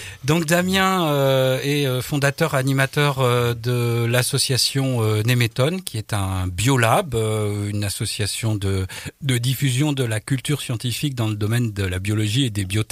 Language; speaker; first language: French; native; French